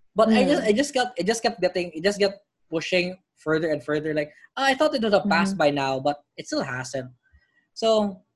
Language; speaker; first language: English; non-native, local second language; Filipino